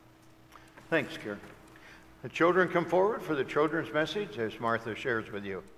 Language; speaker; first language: English; native; English